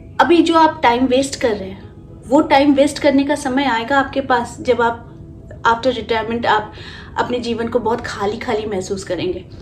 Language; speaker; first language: Hindi; non-native, local second language; Bangla